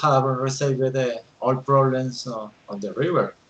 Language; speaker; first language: English; non-native, learner; Spanish